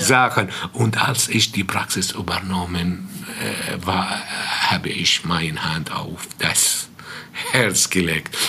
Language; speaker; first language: German; non-native, fluent; Arabic